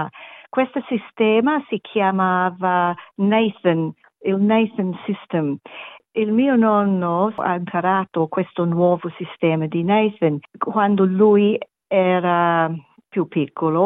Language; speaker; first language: Italian; non-native, learner; German